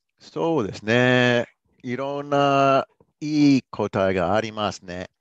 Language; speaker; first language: Japanese; non-native, fluent; English